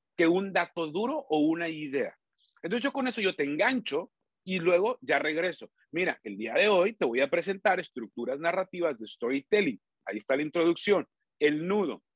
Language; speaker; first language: Spanish; native; Spanish